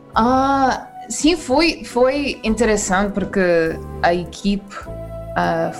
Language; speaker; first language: Portuguese; early bilingual, heritage; Portuguese